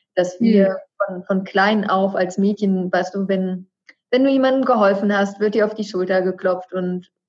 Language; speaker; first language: German; native; German